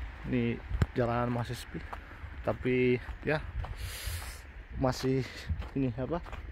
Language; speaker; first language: Indonesian; non-native, local second language; Javanese